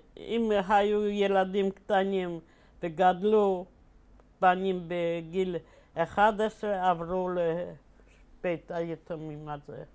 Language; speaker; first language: Hebrew; non-native, fluent; Polish